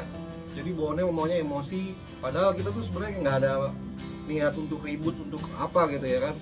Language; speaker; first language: Indonesian; native; Indonesian